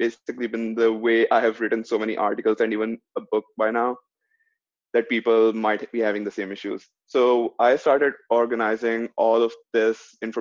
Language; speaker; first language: English; non-native, local second language; Urdu